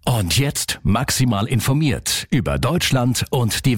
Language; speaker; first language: German; native; German